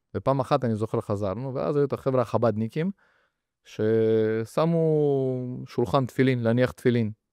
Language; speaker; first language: Hebrew; early bilingual, other home language; Russian